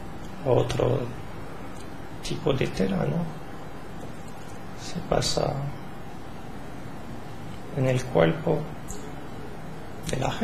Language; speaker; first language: Spanish; non-native, learner; French